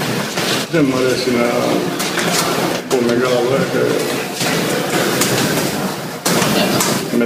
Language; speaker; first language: Greek; non-native, fluent; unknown